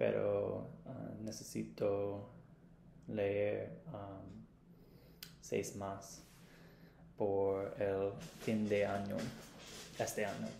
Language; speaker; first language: Spanish; non-native, learner; English